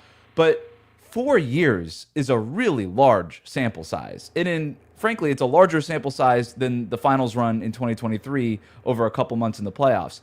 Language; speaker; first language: English; native; English